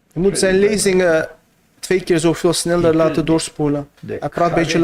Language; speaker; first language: Dutch; early bilingual, other home language; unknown